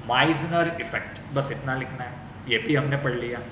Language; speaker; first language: Hindi; non-native, local second language; Gujarati